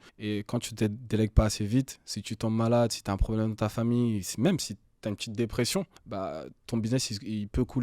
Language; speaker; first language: French; native; French